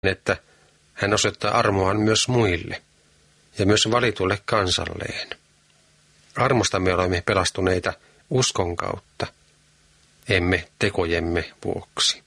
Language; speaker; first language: Finnish; native; Finnish